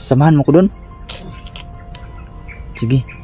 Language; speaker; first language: Filipino; non-native, local second language; Cebuano